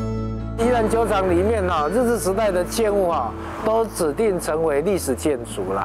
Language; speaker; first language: Chinese; native; Chinese